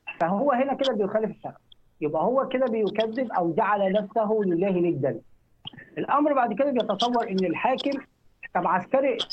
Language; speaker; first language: Arabic; native; Arabic